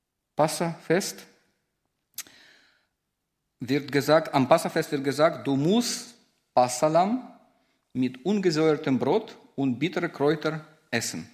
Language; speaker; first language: German; non-native, fluent; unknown